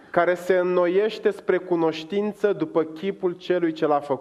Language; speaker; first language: Romanian; native; Romanian